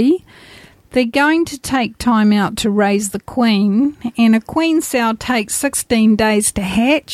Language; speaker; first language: English; native; English